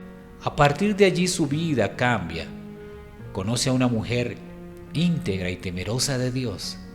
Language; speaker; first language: Spanish; native; Spanish